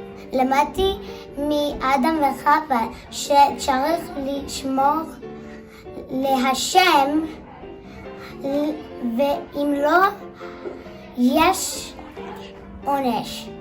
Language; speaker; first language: Hebrew; non-native, learner; English